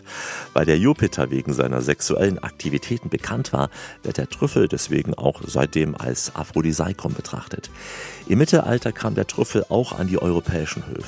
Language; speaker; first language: German; native; German